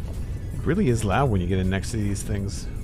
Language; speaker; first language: English; native; English